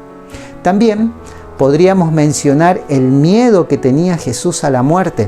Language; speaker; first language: Spanish; native; Spanish